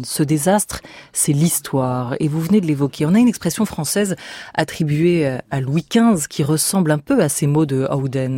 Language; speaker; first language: French; native; French